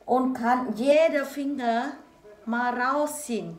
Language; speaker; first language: German; non-native, learner; Vietnamese